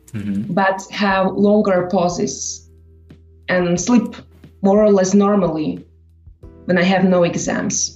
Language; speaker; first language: English; non-native, fluent; Slovak